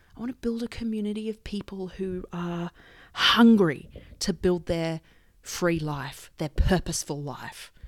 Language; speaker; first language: English; native; English